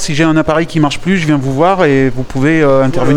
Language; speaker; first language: French; native; French